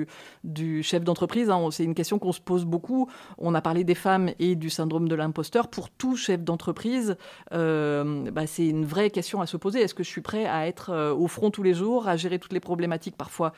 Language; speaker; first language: French; native; French